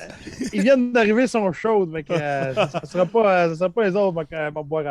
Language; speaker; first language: French; native; French